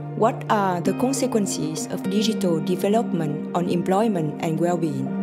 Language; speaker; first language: English; non-native, fluent; Vietnamese